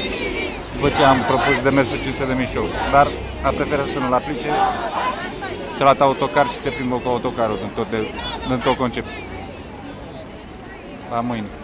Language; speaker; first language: Romanian; native; Romanian